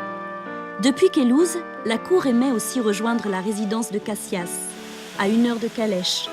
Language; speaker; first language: French; native; French